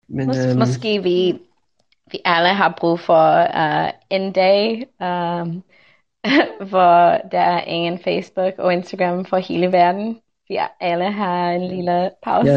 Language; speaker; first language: Danish; non-native, learner; English